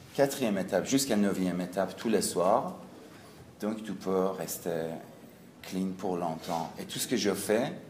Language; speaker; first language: French; non-native, learner; Persian